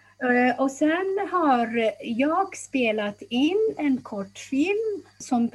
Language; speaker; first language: Swedish; non-native, fluent; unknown